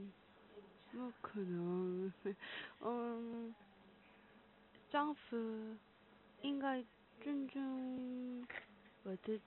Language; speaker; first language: Chinese; non-native, learner; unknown